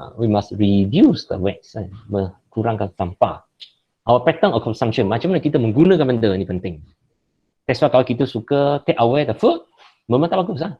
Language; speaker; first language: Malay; non-native, local second language; Chinese